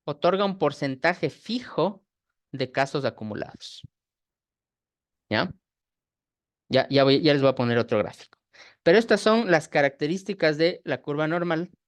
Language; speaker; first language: Spanish; native; Spanish